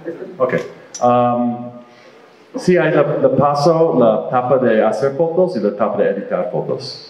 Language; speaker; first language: Spanish; non-native, fluent; English